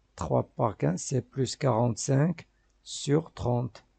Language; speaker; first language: French; non-native, local second language; Arabic